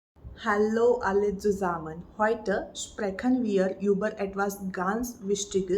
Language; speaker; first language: German; non-native, fluent; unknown